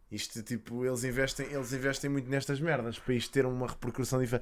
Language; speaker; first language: Portuguese; native; Portuguese